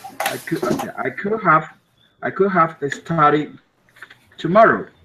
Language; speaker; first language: English; non-native, learner; Spanish